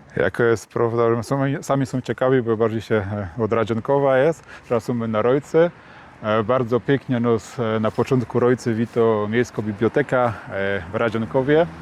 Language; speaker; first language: Polish; native; Polish